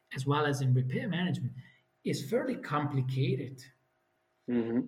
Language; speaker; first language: English; non-native, fluent; Italian